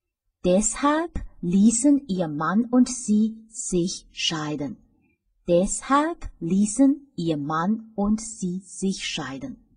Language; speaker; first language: German; non-native, fluent; Chinese